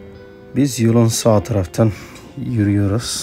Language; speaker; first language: Turkish; non-native, fluent; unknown